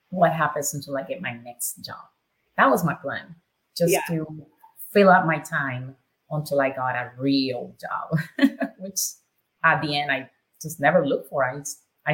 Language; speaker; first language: English; non-native, fluent; Spanish